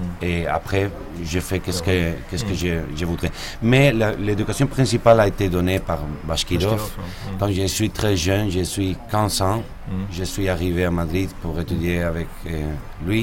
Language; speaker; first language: French; non-native, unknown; Spanish